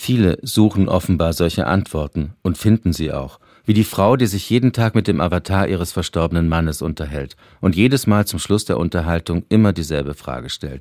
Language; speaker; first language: German; native; German